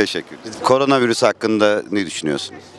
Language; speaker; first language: Turkish; native; Turkish